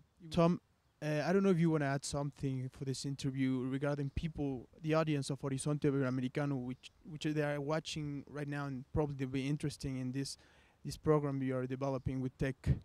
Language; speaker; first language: English; non-native, fluent; Spanish